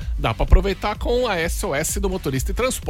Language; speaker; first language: Portuguese; native; Portuguese